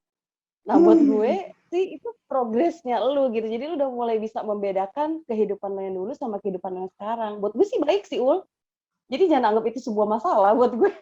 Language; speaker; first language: Indonesian; native; Indonesian